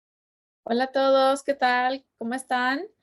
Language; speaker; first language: Spanish; non-native, fluent; English